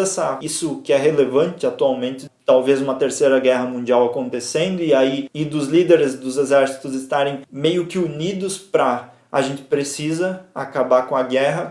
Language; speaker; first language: Portuguese; native; Portuguese